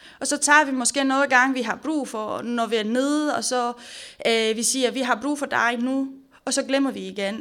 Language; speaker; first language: Danish; non-native, fluent; Romanian